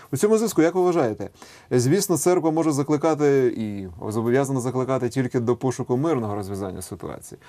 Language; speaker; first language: Ukrainian; native; Ukrainian